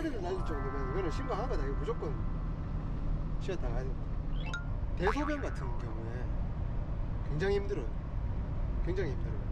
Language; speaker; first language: Korean; native; Korean